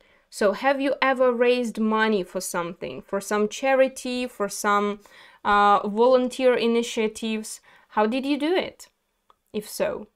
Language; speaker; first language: English; non-native, fluent; Ukrainian